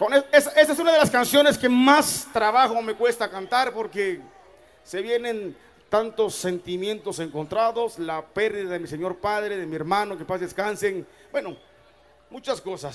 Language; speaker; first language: Spanish; native; Spanish